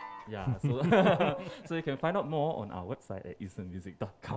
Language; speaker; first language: English; non-native, local second language; Chinese